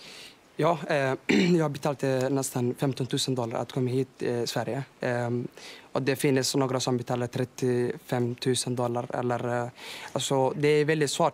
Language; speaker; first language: Swedish; non-native, learner; Somali